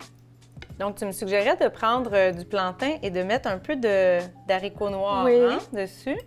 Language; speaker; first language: French; native; French